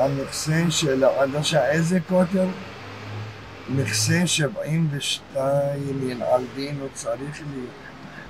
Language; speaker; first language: Hebrew; early bilingual, other home language; Arabic